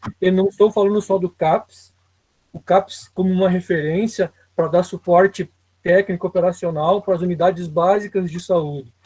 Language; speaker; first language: Portuguese; native; Portuguese